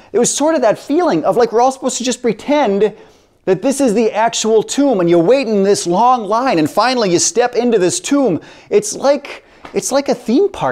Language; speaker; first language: English; native; English